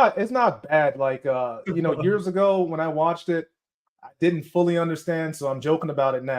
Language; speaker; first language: English; native; English